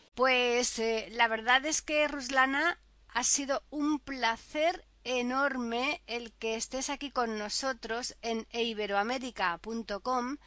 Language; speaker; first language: Spanish; native; Spanish